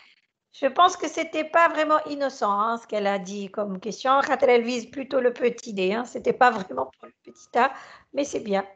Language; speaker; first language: French; non-native, local second language; Arabic